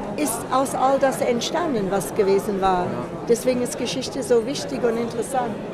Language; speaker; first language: German; non-native, fluent; English